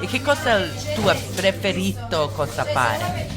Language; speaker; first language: Italian; non-native, learner; English